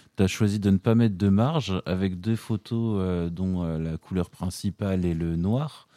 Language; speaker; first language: French; native; French